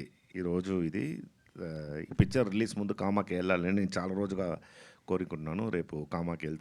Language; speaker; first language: Telugu; non-native, fluent; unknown